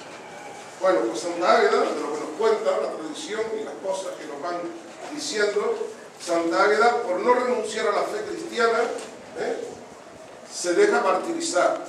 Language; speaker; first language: Spanish; native; Spanish